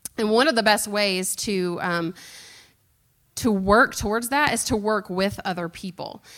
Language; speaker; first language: English; native; English